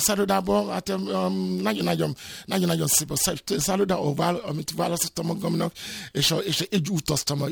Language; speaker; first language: Hungarian; non-native, fluent; Yoruba